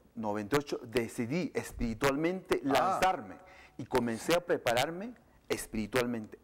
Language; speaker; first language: Spanish; non-native, local second language; Shipibo-Conibo